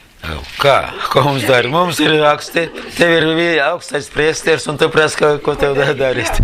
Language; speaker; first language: Latvian; non-native, learner; Russian